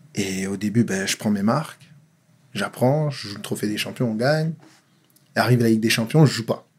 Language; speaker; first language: French; native; French